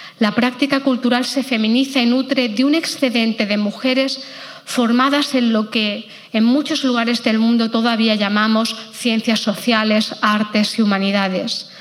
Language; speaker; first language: Spanish; native; Spanish